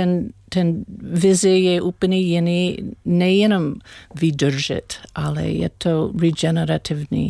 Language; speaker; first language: Czech; non-native, learner; English